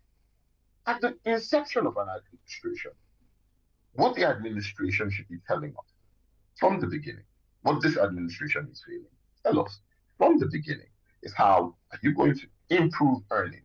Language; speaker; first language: English; non-native, local second language; Yoruba